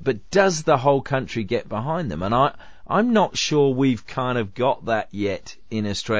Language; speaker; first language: English; native; English